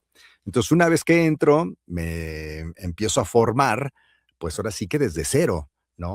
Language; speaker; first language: Spanish; native; Spanish